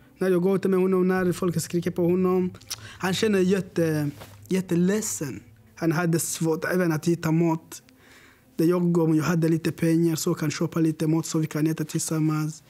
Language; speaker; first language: Swedish; non-native, learner; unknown